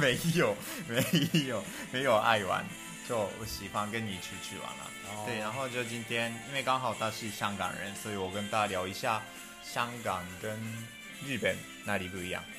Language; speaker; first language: Chinese; non-native, fluent; Japanese